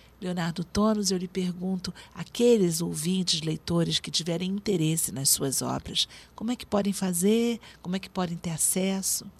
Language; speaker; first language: Portuguese; native; Portuguese